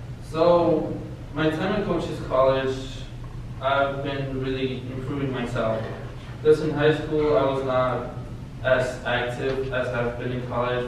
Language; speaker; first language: English; non-native, fluent; Spanish